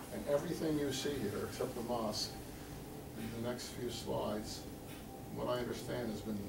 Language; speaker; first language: English; native; English